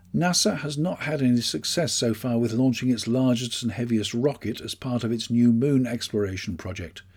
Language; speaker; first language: English; native; English